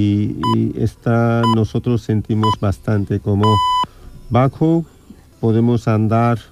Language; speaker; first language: Spanish; non-native, fluent; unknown